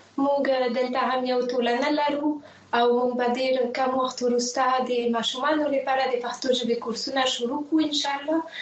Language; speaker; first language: Pashto; non-native, fluent; French